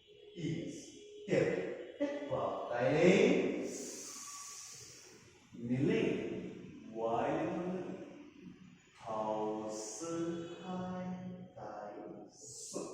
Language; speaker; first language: Vietnamese; non-native, learner; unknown